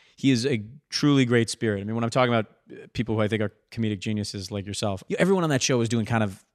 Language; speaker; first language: English; native; English